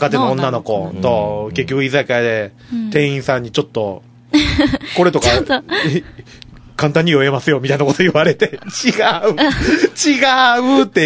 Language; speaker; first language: Japanese; native; Japanese